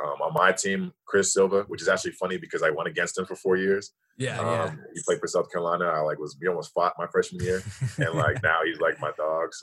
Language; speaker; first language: English; native; English